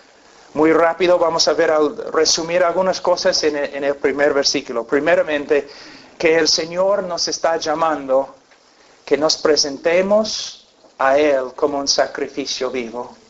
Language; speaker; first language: Spanish; non-native, fluent; English